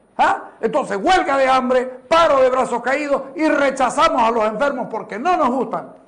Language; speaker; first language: Spanish; native; Spanish